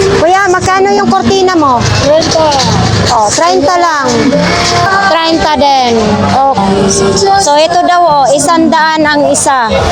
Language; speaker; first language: Filipino; non-native, local second language; Cebuano